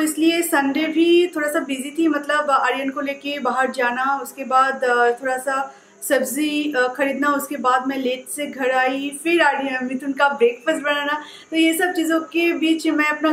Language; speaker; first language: Hindi; non-native, local second language; Bangla